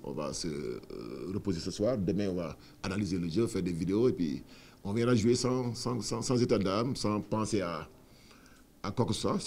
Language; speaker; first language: French; non-native, local second language; Wolof